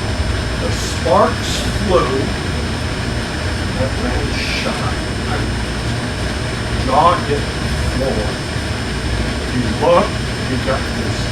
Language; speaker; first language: English; native; English